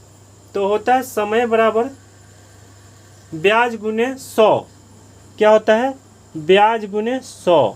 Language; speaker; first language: Hindi; native; Hindi